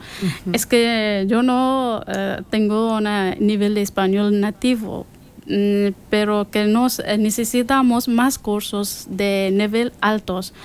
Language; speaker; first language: Spanish; non-native, learner; Persian